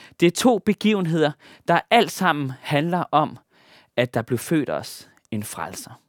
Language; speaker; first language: Danish; native; Danish